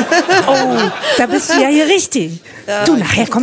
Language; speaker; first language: German; native; German